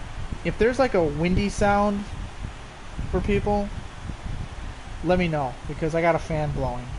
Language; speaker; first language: English; native; English